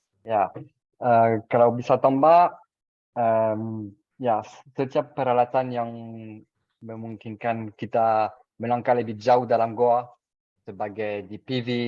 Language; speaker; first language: Indonesian; non-native, fluent; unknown